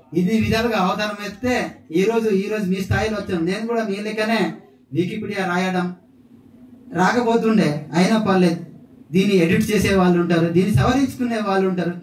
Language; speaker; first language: Telugu; non-native, local second language; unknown